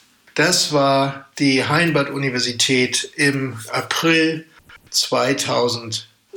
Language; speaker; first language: German; native; German